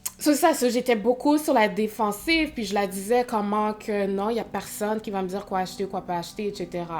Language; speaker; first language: French; native; French